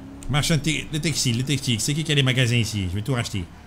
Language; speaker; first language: French; native; French